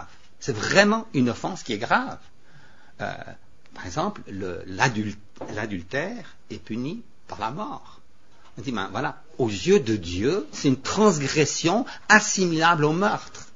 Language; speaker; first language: French; native; French